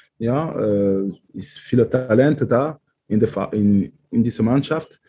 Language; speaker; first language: German; non-native, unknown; French